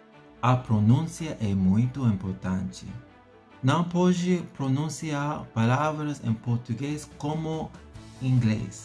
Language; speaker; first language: Portuguese; non-native, learner; English